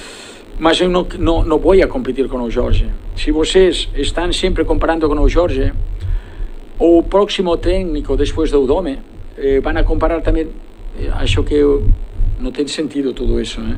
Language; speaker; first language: Portuguese; non-native, fluent; Spanish